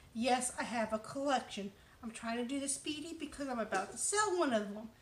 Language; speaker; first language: English; native; English